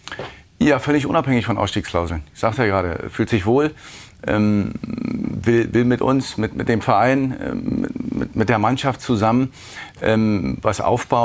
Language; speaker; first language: German; native; German